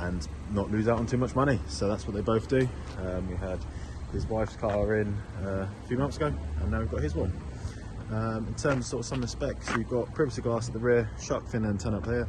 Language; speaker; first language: English; native; English